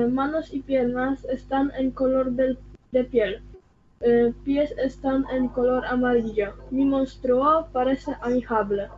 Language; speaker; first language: Spanish; non-native, learner; Polish